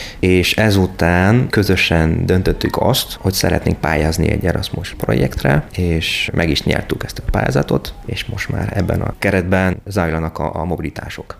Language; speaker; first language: Hungarian; non-native, fluent; French